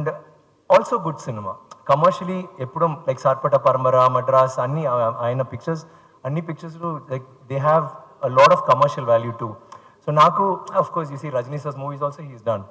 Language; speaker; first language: Telugu; non-native, fluent; Tamil